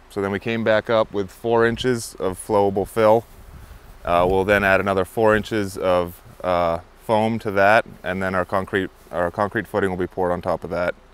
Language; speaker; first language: English; native; English